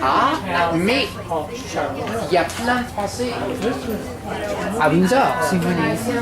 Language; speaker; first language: French; non-native, fluent; English